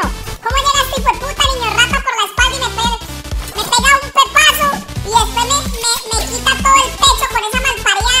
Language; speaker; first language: Spanish; native; Spanish